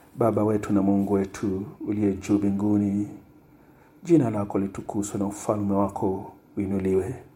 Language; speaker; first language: Swahili; non-native, local second language; Luyia